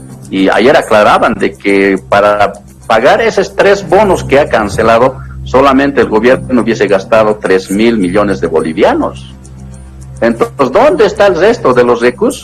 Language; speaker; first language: Spanish; native; Spanish